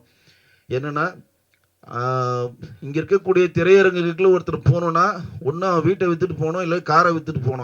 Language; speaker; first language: Tamil; native; Tamil